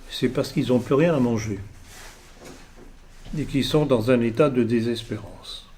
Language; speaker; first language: French; native; French